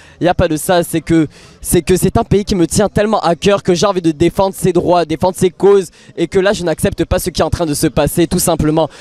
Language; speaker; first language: French; non-native, local second language; Arabic